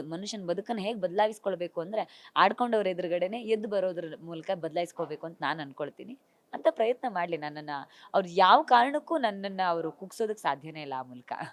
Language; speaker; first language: Kannada; native; Kannada